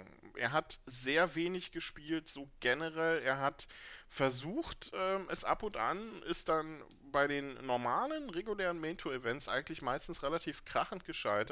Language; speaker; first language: German; native; German